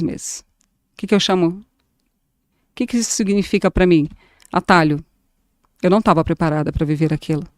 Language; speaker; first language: Portuguese; native; Portuguese